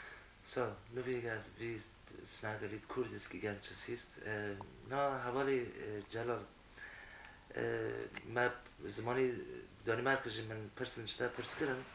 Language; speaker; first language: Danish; non-native, fluent; Kurdish